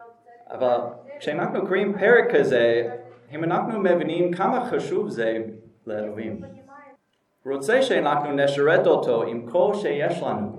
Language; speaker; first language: Hebrew; non-native, fluent; English